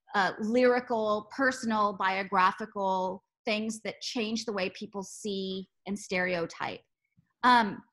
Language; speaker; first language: English; native; English